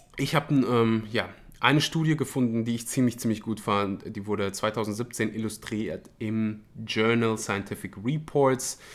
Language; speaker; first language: German; early bilingual, other home language; Russian